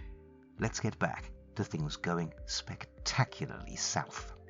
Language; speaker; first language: English; native; English